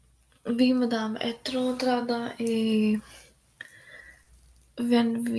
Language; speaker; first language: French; non-native, learner; Hindi